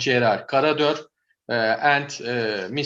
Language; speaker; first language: English; non-native, learner; Turkish